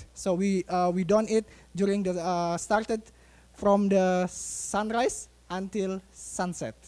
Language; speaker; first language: English; non-native, fluent; Indonesian